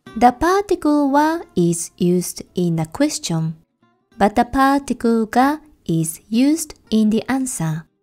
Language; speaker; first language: English; non-native, fluent; Japanese